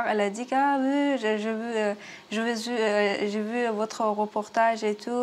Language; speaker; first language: French; non-native, learner; Persian